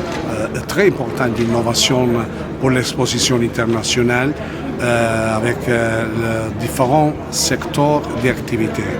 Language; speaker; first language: French; non-native, fluent; Italian